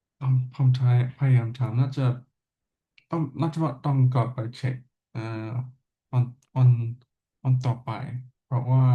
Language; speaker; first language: Thai; non-native, learner; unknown